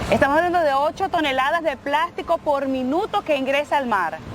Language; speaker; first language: Spanish; native; Spanish